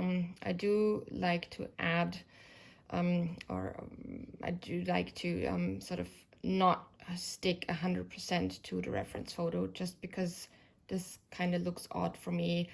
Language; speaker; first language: English; non-native, fluent; German